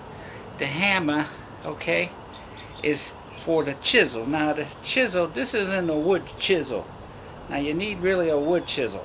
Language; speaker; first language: English; native; English